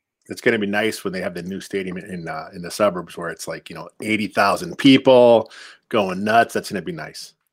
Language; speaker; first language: English; native; English